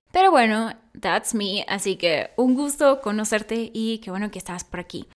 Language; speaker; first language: Spanish; non-native, fluent; Russian